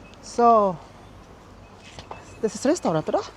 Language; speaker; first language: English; non-native, local second language; Filipino